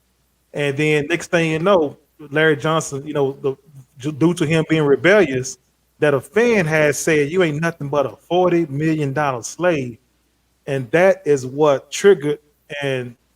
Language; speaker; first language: English; native; English